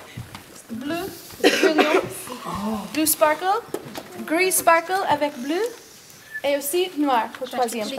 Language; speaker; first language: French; non-native, fluent; English